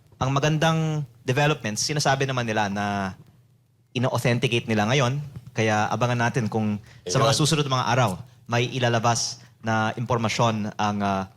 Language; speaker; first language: Filipino; native; Filipino